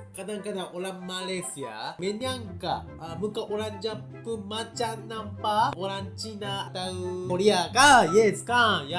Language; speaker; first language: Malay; non-native, learner; Japanese